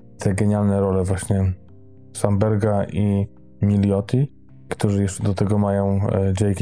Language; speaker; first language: Polish; native; Polish